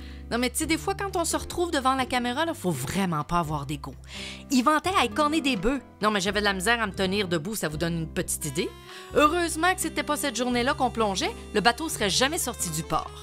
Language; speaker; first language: French; native; French